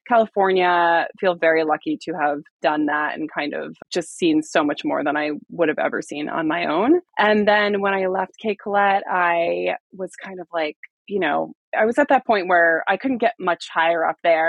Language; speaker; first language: English; native; English